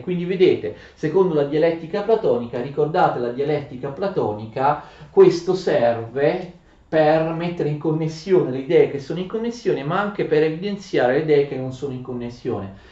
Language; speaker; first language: Italian; native; Italian